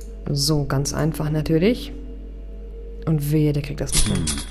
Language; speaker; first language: German; native; German